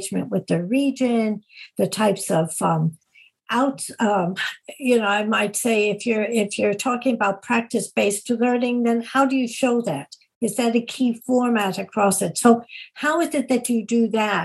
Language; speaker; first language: English; native; English